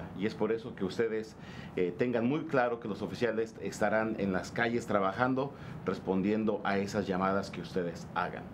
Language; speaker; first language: Spanish; native; Spanish